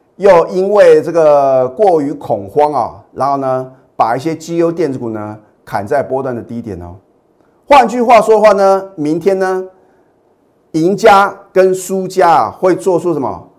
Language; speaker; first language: Chinese; native; Chinese